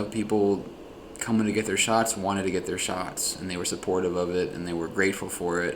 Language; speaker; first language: English; native; English